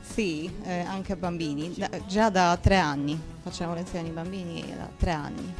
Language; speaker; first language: Italian; non-native, fluent; Polish